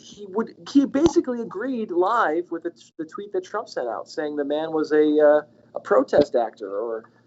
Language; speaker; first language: English; native; English